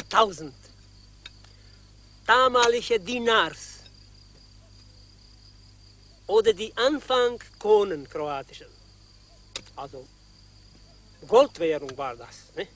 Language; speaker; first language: German; non-native, learner; Croatian